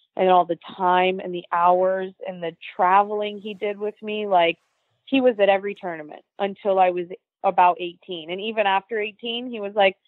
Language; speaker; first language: English; native; English